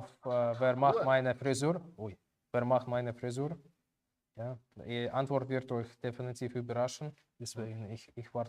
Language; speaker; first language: German; non-native, learner; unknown